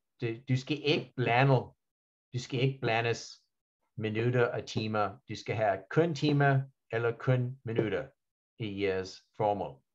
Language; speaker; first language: Danish; non-native, fluent; English